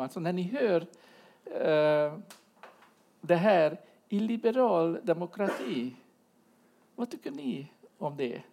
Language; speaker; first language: Swedish; non-native, fluent; Hungarian